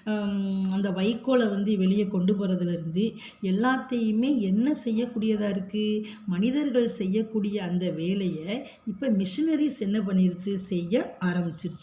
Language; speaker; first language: Tamil; native; Tamil